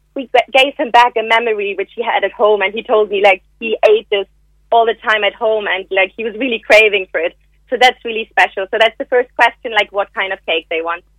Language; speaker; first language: English; non-native, fluent; German